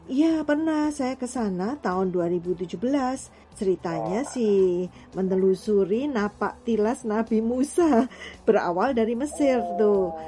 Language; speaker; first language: Indonesian; native; Indonesian